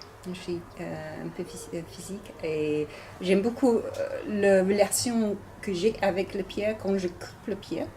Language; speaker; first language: French; non-native, learner; English